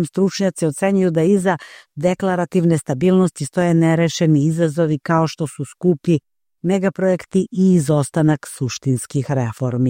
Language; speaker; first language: Croatian; native; Croatian